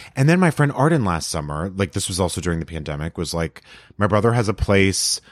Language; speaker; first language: English; native; English